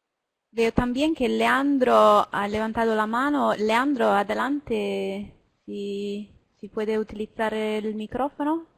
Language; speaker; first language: Spanish; non-native, learner; Italian